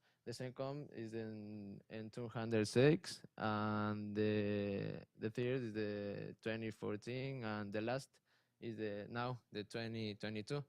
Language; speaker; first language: English; non-native, learner; Spanish